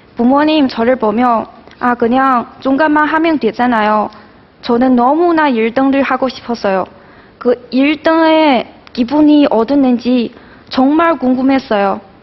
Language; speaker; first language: Korean; non-native, fluent; Chinese